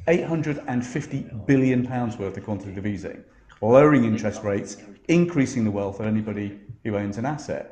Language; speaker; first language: English; native; English